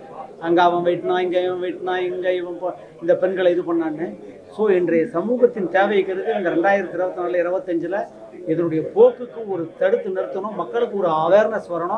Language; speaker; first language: Tamil; native; Tamil